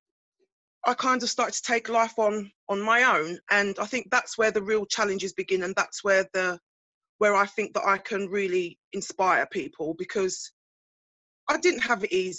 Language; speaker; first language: English; native; English